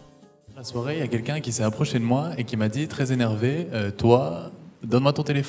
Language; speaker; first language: French; native; French